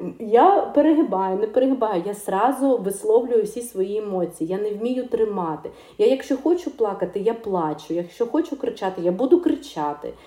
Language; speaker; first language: Ukrainian; non-native, local second language; Russian